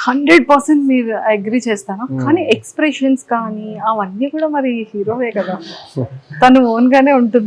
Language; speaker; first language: Telugu; native; Telugu